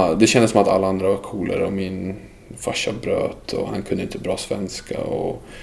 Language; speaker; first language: Swedish; early bilingual, other home language; Serbian